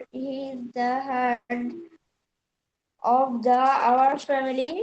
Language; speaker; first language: English; non-native, learner; Bangla